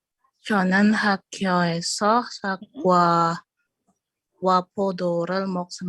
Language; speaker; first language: Korean; non-native, learner; Indonesian